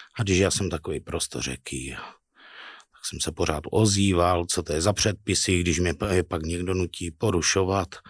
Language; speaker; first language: Czech; native; Czech